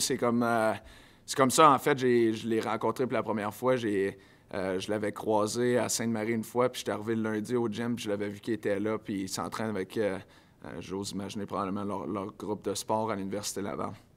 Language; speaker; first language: French; native; French